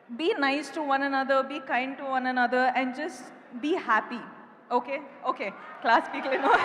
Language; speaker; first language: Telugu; non-native, local second language; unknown